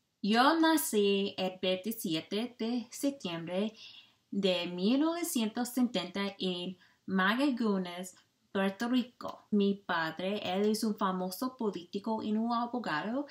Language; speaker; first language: Spanish; non-native, learner; English